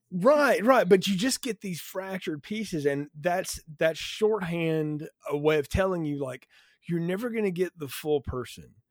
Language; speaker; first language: English; native; English